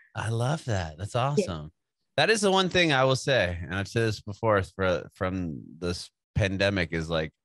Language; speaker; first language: English; native; English